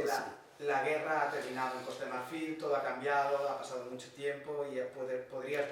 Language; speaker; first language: Spanish; native; Spanish